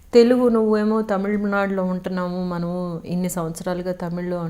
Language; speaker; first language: Telugu; native; Telugu